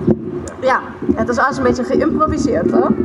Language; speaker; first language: Dutch; non-native, fluent; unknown